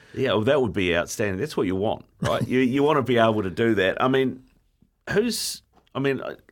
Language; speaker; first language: English; native; English